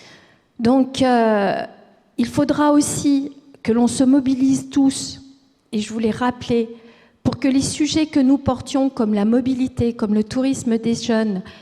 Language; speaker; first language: French; native; French